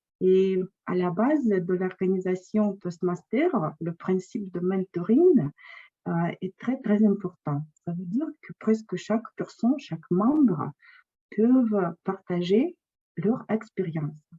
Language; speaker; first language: French; non-native, fluent; Russian